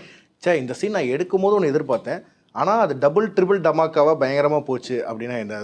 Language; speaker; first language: Tamil; native; Tamil